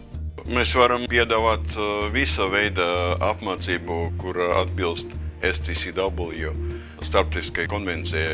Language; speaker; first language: Latvian; non-native, local second language; Russian